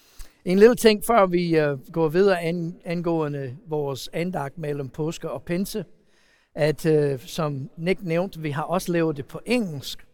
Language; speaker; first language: Danish; non-native, fluent; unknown